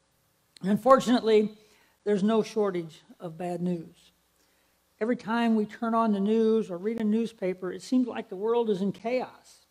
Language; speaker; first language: English; native; English